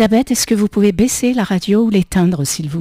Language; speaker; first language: French; native; French